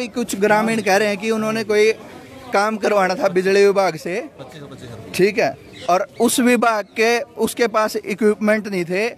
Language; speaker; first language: Hindi; native; Hindi